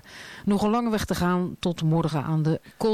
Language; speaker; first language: Dutch; native; Dutch